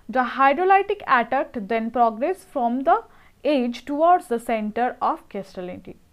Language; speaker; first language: English; non-native, local second language; Bangla